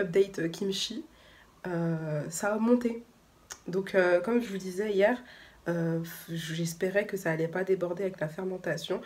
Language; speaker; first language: French; native; French